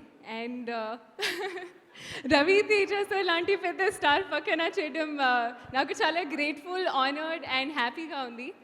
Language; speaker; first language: Telugu; non-native, learner; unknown